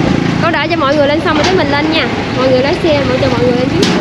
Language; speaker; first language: Vietnamese; native; Vietnamese